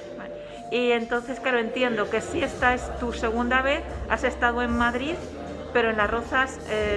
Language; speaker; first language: Spanish; native; Spanish